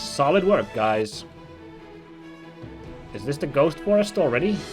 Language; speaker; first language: English; native; English